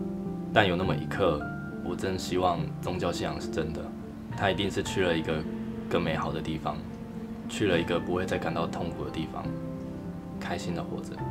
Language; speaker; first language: Chinese; native; Chinese